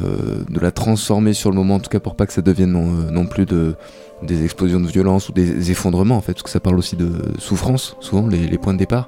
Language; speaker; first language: French; native; French